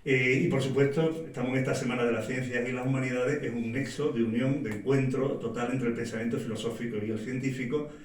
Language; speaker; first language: Spanish; native; Spanish